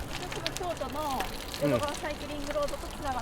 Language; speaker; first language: Japanese; native; Japanese